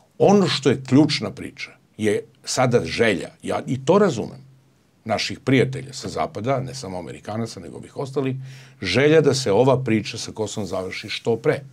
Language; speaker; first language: Serbian; native; Serbian